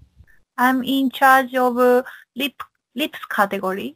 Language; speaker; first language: English; non-native, learner; Japanese